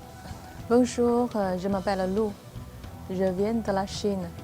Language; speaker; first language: French; non-native, learner; Chinese